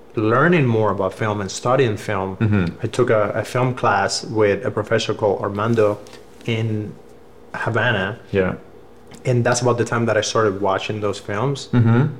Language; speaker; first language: English; non-native, fluent; Spanish